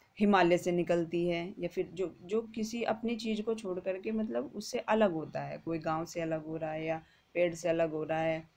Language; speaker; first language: Hindi; native; Hindi